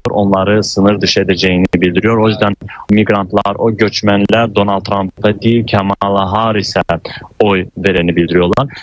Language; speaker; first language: Turkish; non-native, fluent; Azerbaijani